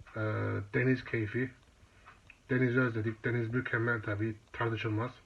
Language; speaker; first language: Turkish; native; Turkish